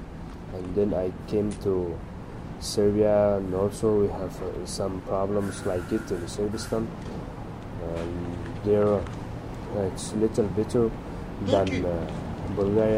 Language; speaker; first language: English; non-native, learner; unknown